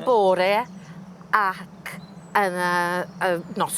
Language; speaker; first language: Welsh; non-native, learner; English